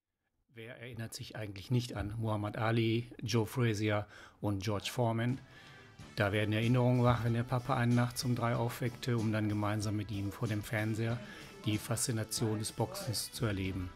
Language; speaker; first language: German; native; German